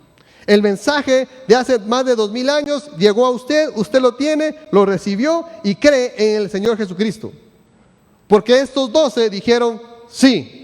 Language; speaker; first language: Spanish; native; Spanish